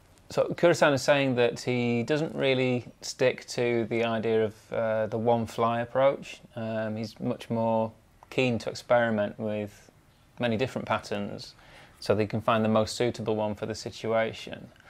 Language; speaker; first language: English; native; English